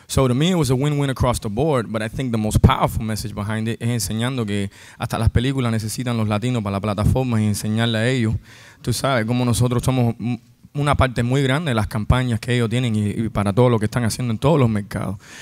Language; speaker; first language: Spanish; early bilingual, heritage; Spanish